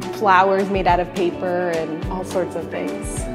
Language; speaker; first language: English; native; English